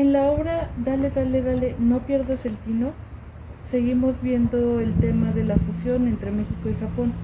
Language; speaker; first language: Spanish; native; Spanish